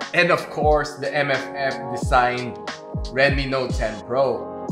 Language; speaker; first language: English; non-native, local second language; Filipino